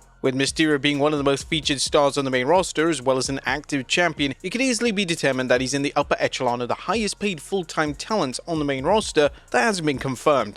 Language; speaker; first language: English; native; English